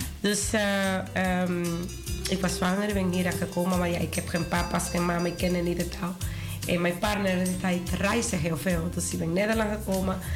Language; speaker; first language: Dutch; non-native, learner; Spanish